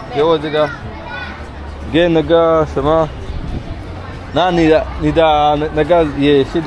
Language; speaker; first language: Chinese; non-native, learner; Rundi